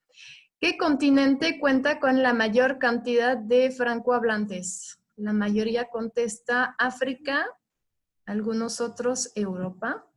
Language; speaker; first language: Spanish; non-native, fluent; French